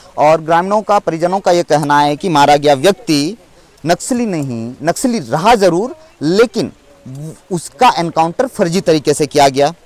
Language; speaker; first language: Hindi; native; Hindi